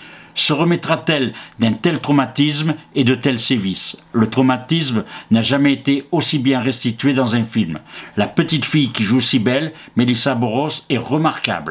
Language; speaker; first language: French; native; French